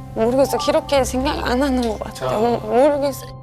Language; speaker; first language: Korean; non-native, fluent; Mongolian